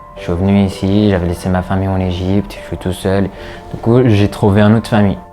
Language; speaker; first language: French; non-native, fluent; Arabic